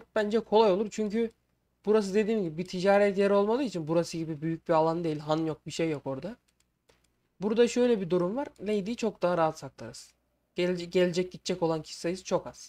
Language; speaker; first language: Turkish; native; Turkish